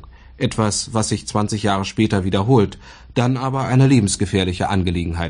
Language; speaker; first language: German; native; German